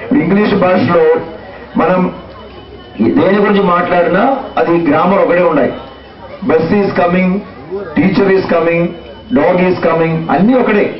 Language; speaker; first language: Telugu; non-native, fluent; Malayalam